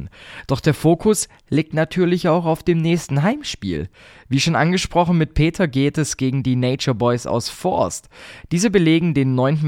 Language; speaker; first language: German; native; German